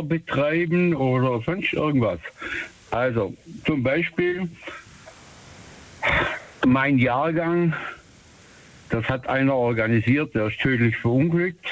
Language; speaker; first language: German; native; German